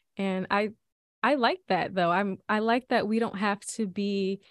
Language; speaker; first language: English; native; English